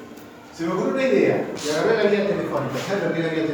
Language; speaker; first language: Spanish; native; Spanish